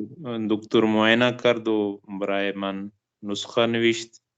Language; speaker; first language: Persian; non-native, learner; Urdu